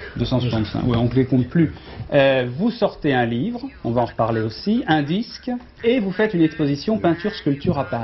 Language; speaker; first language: French; native; French